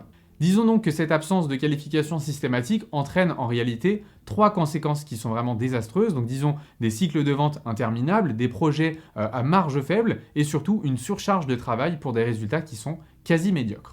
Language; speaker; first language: French; native; French